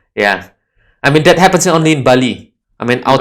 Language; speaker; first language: English; non-native, fluent; Indonesian